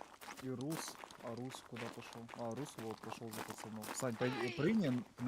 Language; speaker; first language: Russian; native; Russian